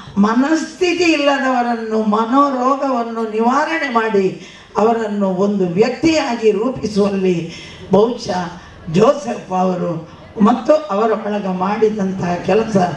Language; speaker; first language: Kannada; non-native, local second language; Tulu